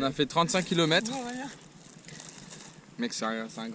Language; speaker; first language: French; native; French